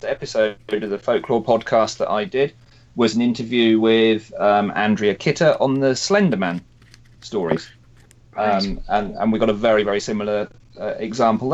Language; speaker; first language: English; native; English